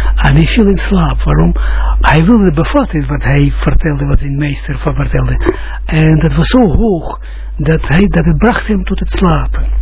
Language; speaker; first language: Dutch; non-native, fluent; Russian